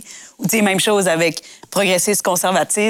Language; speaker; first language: French; native; French